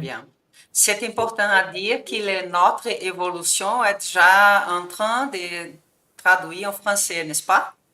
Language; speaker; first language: French; non-native, fluent; Portuguese